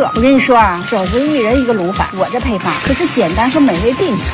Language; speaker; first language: Chinese; native; Chinese